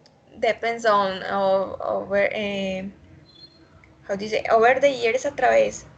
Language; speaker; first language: English; non-native, learner; Spanish